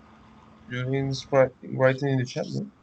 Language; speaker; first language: English; non-native, learner; Spanish